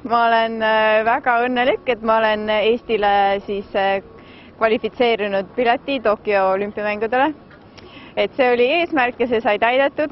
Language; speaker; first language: Estonian; native; Estonian